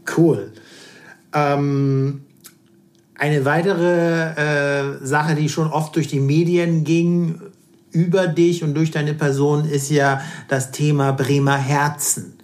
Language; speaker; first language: German; native; German